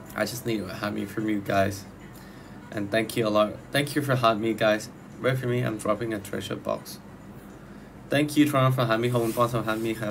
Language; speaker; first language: English; non-native, learner; Thai